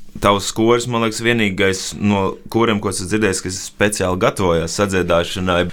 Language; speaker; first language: Latvian; native; Latvian